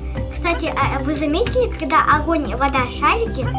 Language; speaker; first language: Russian; native; Russian